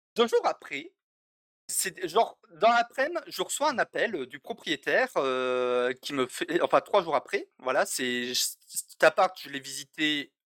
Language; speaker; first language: French; native; French